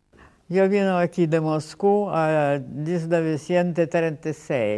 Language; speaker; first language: Spanish; non-native, fluent; Russian